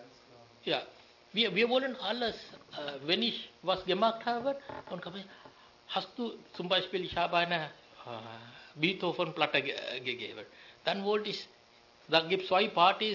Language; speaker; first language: German; non-native, learner; Sinhala